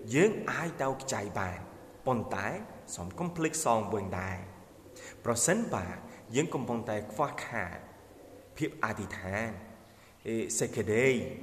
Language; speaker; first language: Khmer; non-native, fluent; Spanish